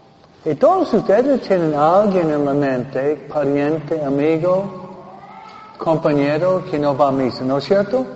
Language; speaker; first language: Spanish; non-native, fluent; English